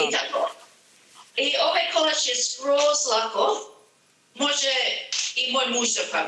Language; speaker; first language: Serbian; early bilingual, heritage; Serbian